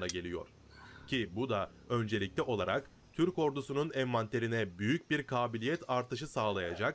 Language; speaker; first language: Turkish; native; Turkish